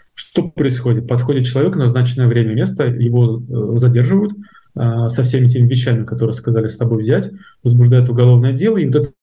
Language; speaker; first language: Russian; native; Russian